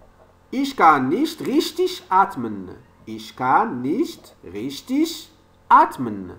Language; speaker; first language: German; non-native, learner; French